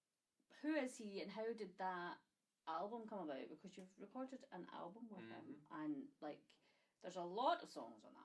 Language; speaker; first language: English; native; English